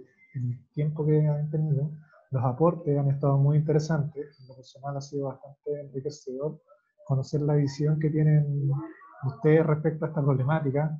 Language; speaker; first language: Spanish; native; Spanish